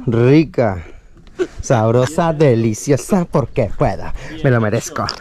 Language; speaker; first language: Spanish; native; Spanish